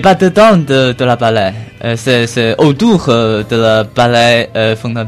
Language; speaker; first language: French; non-native, learner; Chinese